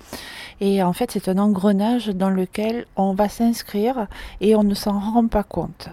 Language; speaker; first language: French; native; French